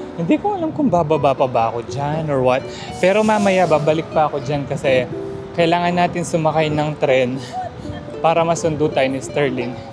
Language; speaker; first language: Filipino; native; Filipino